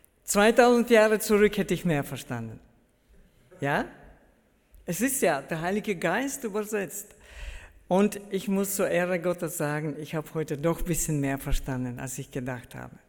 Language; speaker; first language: German; early bilingual, heritage; German